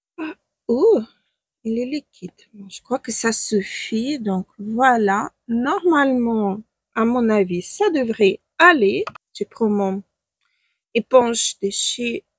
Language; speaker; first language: French; non-native, fluent; Ukrainian